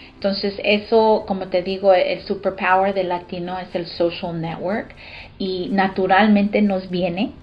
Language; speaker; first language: Spanish; early bilingual, heritage; Spanish